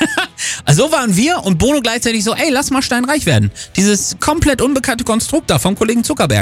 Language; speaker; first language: German; native; German